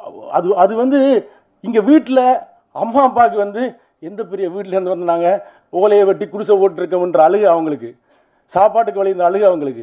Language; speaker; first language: Tamil; native; Tamil